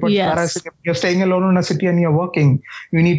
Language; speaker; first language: English; non-native, local second language; Malayalam